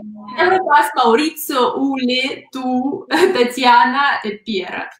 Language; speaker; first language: Italian; non-native, learner; Russian